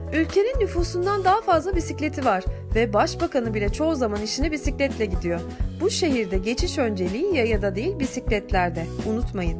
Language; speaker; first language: Turkish; native; Turkish